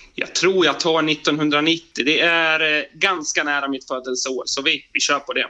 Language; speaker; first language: Swedish; native; Swedish